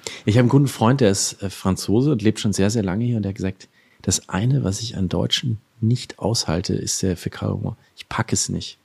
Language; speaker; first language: German; native; German